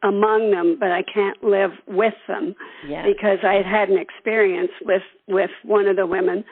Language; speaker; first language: English; native; English